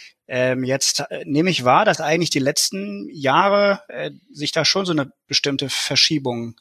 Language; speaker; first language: German; native; German